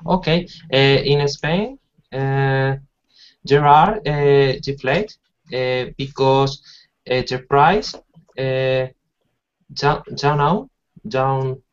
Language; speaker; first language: English; non-native, learner; Spanish